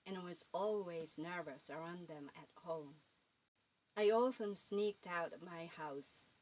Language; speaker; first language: English; non-native, fluent; Japanese